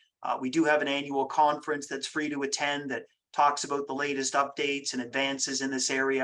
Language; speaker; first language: English; native; English